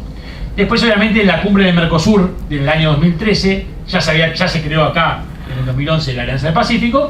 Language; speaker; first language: Spanish; native; Spanish